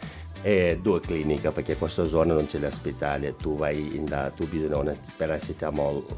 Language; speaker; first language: Italian; non-native, learner; Nepali